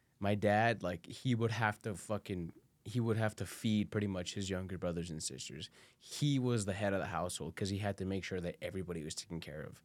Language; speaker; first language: English; early bilingual, other home language; Spanish